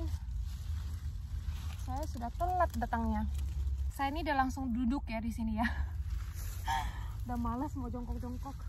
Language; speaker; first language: Indonesian; native; Indonesian